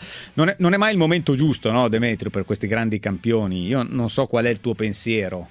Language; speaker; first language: Italian; native; Italian